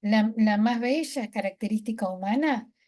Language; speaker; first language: Spanish; native; Spanish